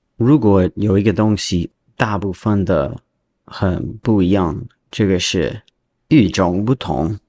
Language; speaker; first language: Chinese; non-native, learner; English